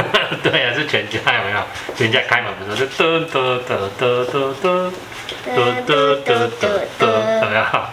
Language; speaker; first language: Chinese; native; Chinese